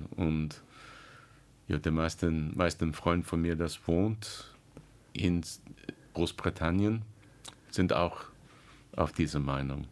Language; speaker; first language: German; non-native, learner; English